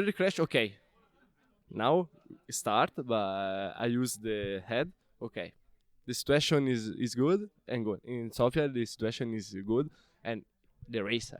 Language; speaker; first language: English; non-native, learner; Italian